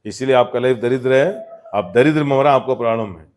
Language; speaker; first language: Hindi; non-native, local second language; Kannada